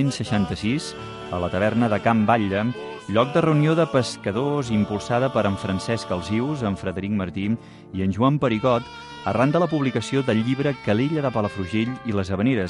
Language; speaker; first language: Catalan; native; Catalan